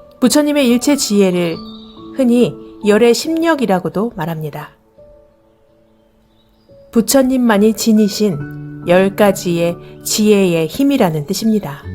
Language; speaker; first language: Korean; native; Korean